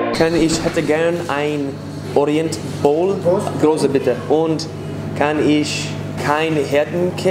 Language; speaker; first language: German; non-native, learner; English